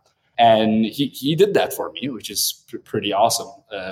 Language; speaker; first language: English; non-native, fluent; Turkish